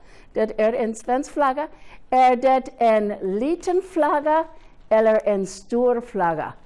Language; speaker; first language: Swedish; non-native, fluent; English